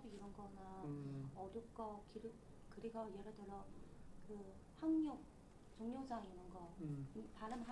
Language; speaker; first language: Korean; non-native, learner; Chinese